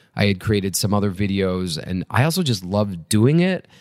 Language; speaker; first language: English; native; English